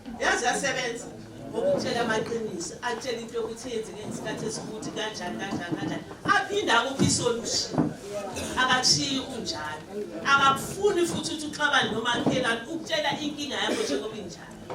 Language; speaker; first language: Zulu; native; Zulu